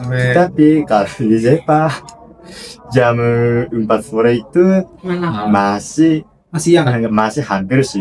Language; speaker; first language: Indonesian; non-native, learner; Japanese